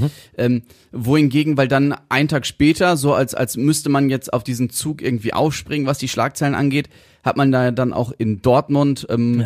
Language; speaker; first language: German; native; German